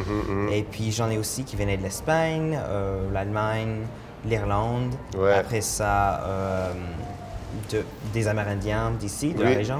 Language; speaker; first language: French; non-native, local second language; English